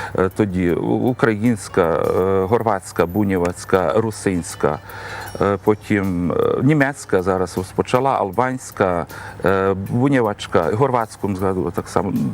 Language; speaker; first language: Ukrainian; early bilingual, heritage; Ukrainian